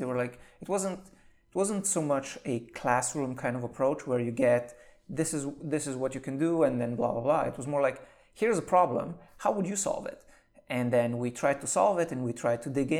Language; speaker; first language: English; non-native, fluent; Slovenian